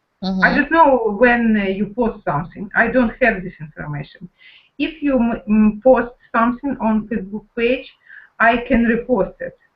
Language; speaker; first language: English; non-native, learner; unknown